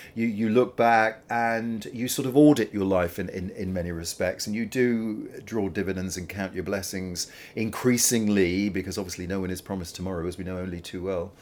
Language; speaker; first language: English; native; English